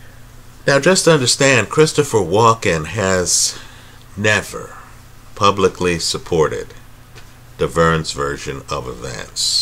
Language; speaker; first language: English; native; English